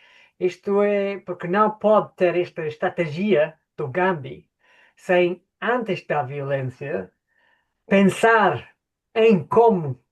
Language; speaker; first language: Portuguese; non-native, fluent; English